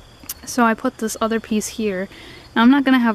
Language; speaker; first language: English; native; English